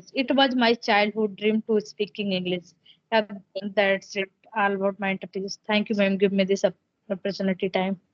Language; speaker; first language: English; non-native, local second language; Hindi